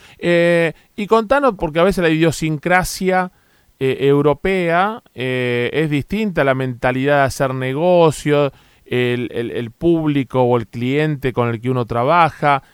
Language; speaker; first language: Spanish; native; Spanish